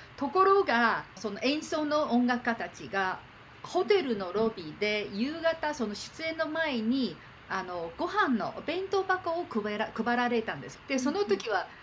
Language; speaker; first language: Japanese; non-native, fluent; Chinese